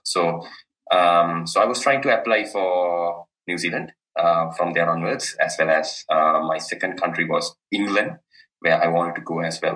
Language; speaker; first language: English; non-native, local second language; Sinhala